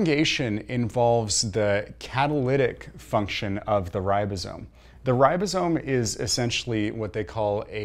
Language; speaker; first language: English; native; English